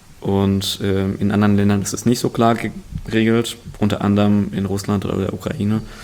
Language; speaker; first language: German; early bilingual, other home language; Russian